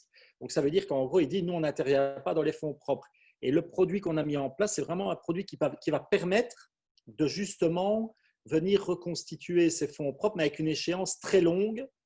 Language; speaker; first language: French; native; French